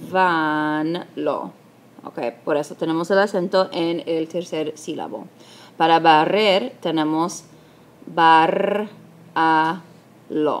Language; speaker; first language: Spanish; non-native, fluent; English